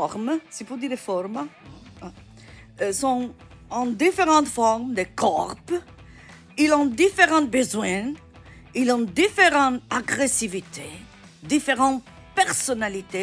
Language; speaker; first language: French; non-native, learner; Italian